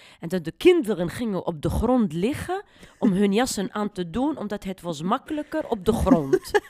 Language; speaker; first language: Dutch; non-native, fluent; Arabic